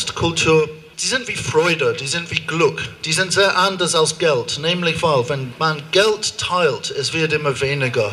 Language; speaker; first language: German; non-native, fluent; English